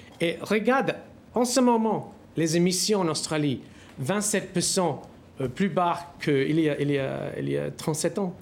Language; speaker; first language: French; non-native, fluent; English